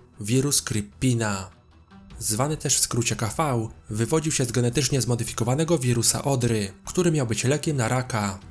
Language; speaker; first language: Polish; native; Polish